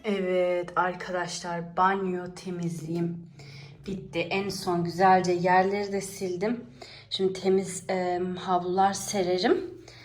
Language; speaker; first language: Turkish; early bilingual, heritage; Turkish